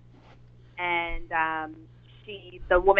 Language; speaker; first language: English; native; English